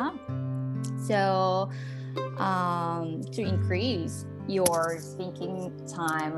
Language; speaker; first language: English; non-native, fluent; Japanese